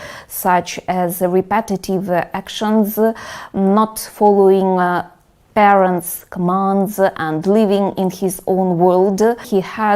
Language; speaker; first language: English; non-native, fluent; Russian